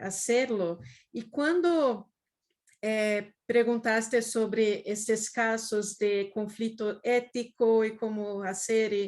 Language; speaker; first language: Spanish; non-native, fluent; Portuguese